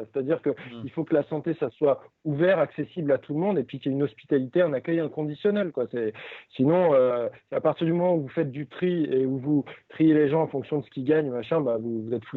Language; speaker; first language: French; native; French